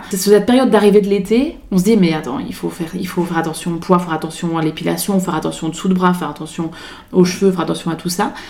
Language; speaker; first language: French; native; French